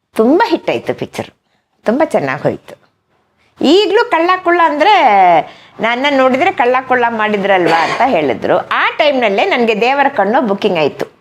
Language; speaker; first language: Kannada; native; Kannada